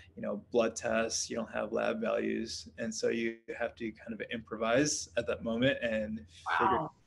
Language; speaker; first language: English; native; English